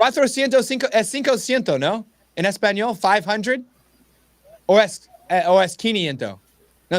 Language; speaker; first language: Spanish; non-native, learner; English